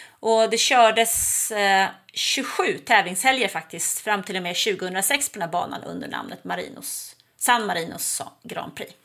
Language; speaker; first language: Swedish; native; Swedish